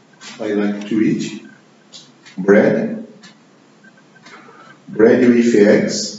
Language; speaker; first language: English; non-native, learner; Portuguese